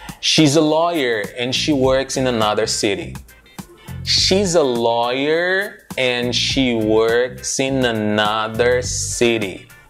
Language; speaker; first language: English; non-native, fluent; Portuguese